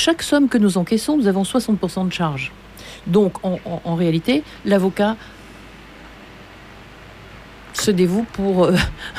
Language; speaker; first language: French; native; French